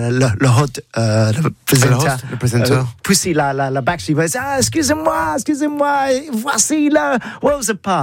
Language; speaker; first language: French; non-native, learner; English